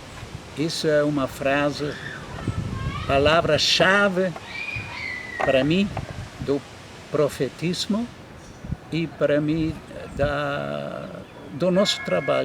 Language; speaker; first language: Portuguese; non-native, fluent; German